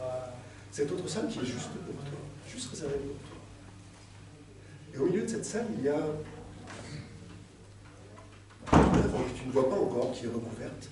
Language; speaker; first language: French; native; French